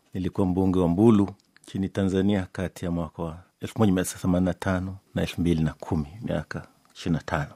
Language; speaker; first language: Swahili; non-native, local second language; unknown